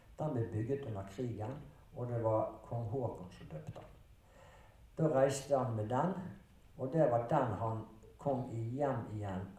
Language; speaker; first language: Norwegian; early bilingual, other home language; German